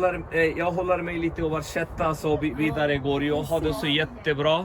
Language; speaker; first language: Swedish; non-native, fluent; Bangla